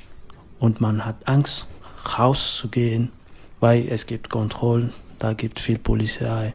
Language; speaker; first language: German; non-native, learner; French